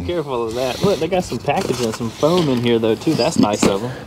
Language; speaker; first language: English; native; English